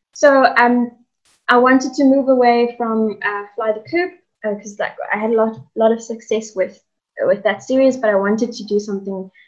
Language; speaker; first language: English; native; English